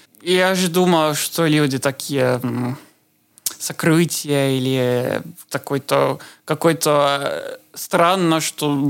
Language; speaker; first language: Russian; non-native, learner; Estonian